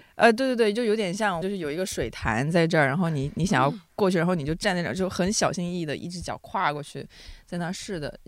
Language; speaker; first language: Chinese; non-native, local second language; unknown